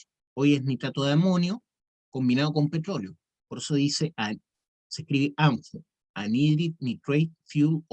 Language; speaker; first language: Spanish; native; Spanish